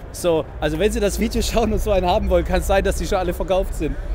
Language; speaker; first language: German; native; German